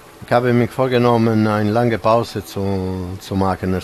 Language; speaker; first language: German; non-native, fluent; Italian